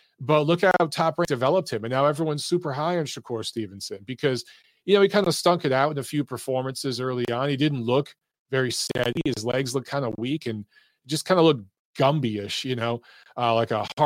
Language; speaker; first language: English; native; English